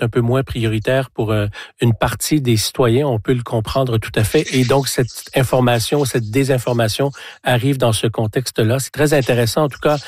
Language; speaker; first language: French; native; French